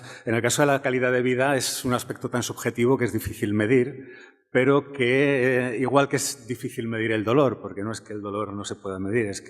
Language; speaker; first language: Spanish; native; Spanish